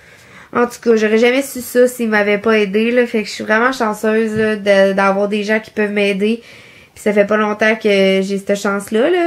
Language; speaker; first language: French; native; French